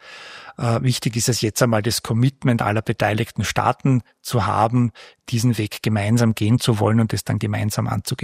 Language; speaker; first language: German; native; German